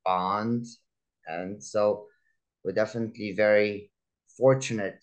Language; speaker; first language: English; early bilingual, other home language; Russian